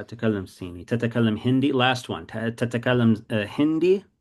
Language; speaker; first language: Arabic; non-native, fluent; English